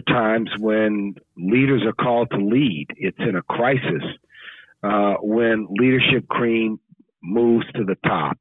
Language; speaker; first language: English; native; English